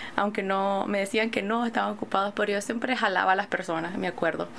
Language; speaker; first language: Spanish; early bilingual, other home language; English